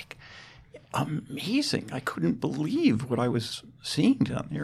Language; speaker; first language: English; native; English